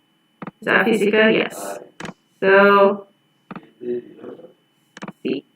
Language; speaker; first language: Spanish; non-native, fluent; English